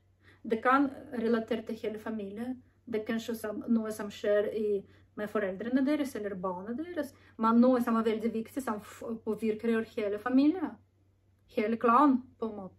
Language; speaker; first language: Norwegian; non-native, learner; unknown